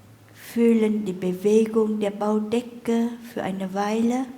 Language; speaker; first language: German; non-native, fluent; Vietnamese